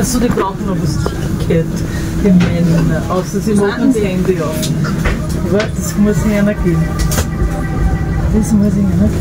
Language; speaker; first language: German; non-native, learner; Filipino